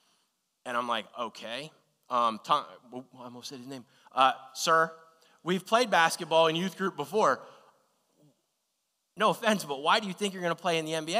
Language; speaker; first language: English; native; English